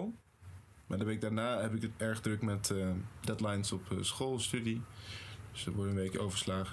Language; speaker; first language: Dutch; native; Dutch